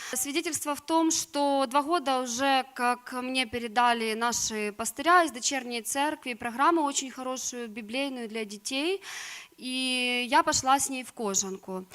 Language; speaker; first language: Russian; native; Russian